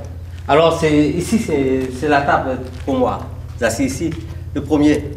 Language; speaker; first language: French; early bilingual, heritage; Vietnamese